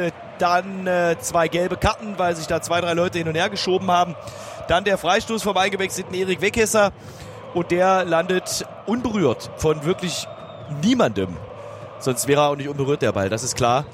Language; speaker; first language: German; native; German